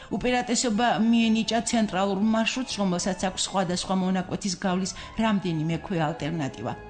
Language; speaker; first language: Georgian; native; Georgian